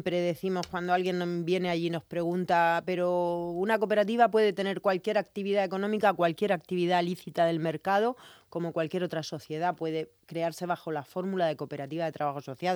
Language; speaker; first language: Spanish; native; Spanish